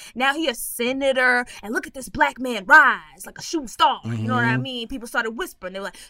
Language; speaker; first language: English; native; English